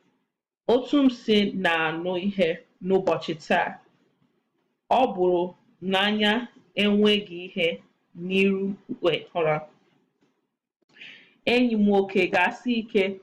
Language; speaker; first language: Igbo; non-native, learner; English